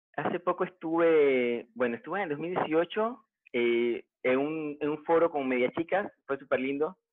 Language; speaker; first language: Spanish; native; Spanish